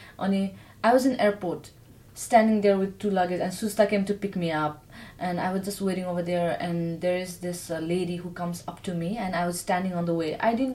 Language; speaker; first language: English; non-native, learner; Nepali